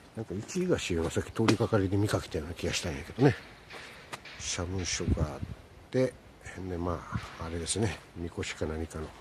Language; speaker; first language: Japanese; native; Japanese